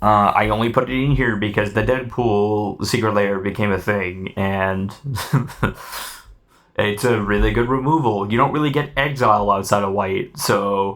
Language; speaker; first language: English; native; English